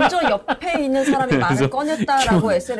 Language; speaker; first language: Korean; native; Korean